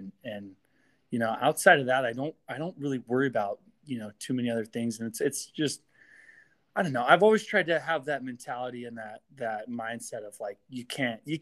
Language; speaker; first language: English; native; English